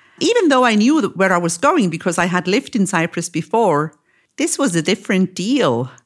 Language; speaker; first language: English; non-native, fluent; German